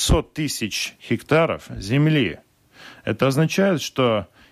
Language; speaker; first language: Russian; non-native, local second language; Latvian